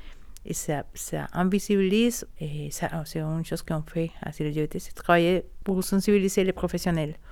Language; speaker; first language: French; non-native, learner; Spanish